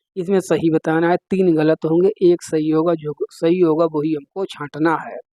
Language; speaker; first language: Hindi; native; Hindi